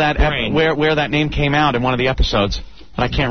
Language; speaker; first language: English; native; English